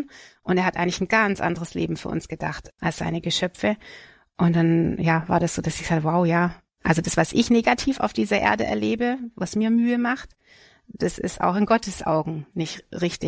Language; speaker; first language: German; native; German